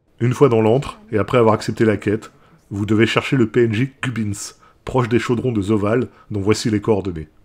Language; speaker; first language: French; native; French